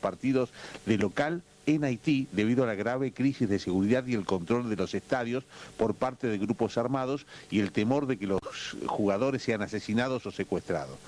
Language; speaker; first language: Spanish; native; Spanish